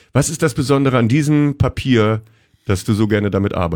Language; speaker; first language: German; native; German